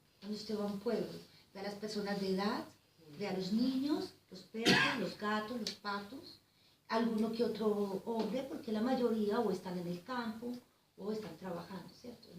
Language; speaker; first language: Spanish; native; Spanish